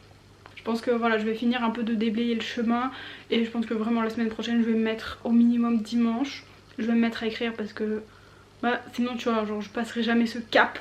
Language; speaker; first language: French; native; French